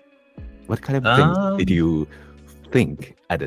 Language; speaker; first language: English; non-native, learner; Japanese